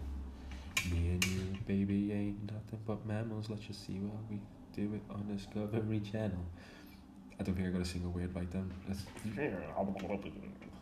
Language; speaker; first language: English; native; English